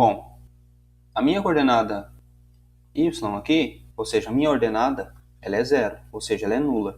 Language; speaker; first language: Portuguese; native; Portuguese